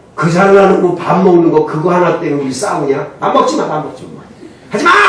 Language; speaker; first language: Korean; native; Korean